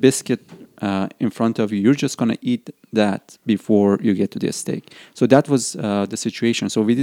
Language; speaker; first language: English; non-native, fluent; Persian